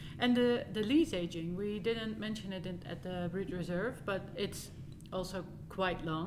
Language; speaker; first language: English; non-native, fluent; Dutch